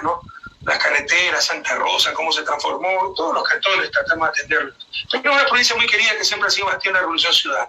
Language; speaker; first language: Spanish; native; Spanish